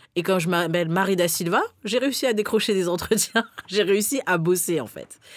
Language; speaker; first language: French; early bilingual, other home language; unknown